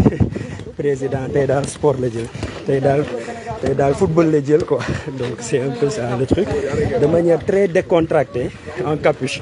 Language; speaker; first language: French; non-native, local second language; Wolof